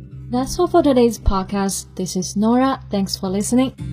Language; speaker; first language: English; non-native, fluent; Chinese